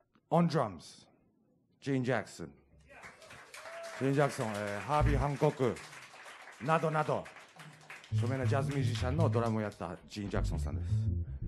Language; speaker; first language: Japanese; native; Japanese